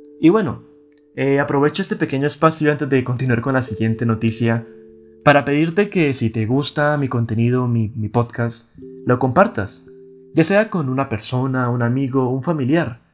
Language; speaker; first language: Spanish; native; Spanish